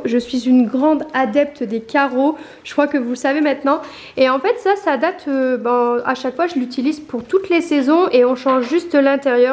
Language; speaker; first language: French; native; French